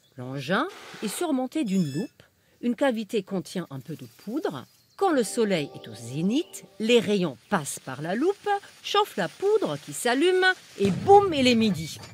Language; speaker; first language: French; non-native, fluent; German